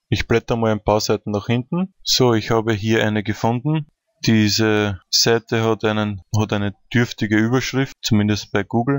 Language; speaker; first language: German; native; German